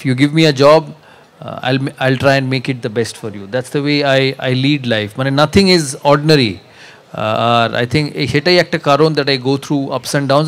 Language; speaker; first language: English; non-native, local second language; Bangla